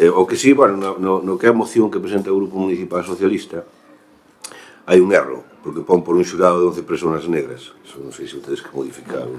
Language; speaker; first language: Spanish; non-native, local second language; Galician